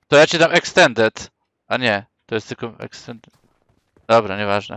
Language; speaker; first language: Polish; native; Polish